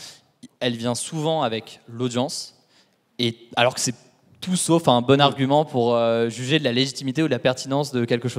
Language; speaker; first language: French; native; French